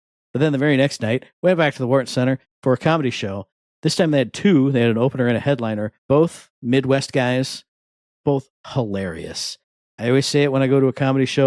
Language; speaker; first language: English; native; English